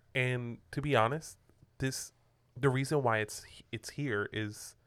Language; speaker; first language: English; non-native, fluent; Spanish